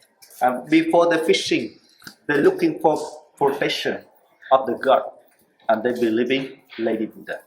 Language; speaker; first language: English; non-native, learner; Vietnamese